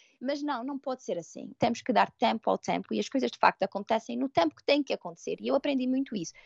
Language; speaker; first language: Portuguese; native; Portuguese